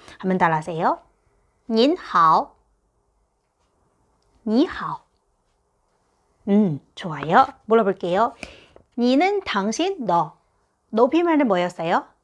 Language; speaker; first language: Korean; non-native, fluent; Chinese